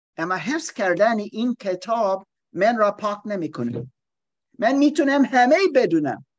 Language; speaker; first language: Persian; non-native, learner; German